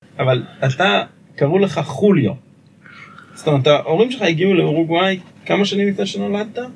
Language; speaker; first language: Hebrew; native; Hebrew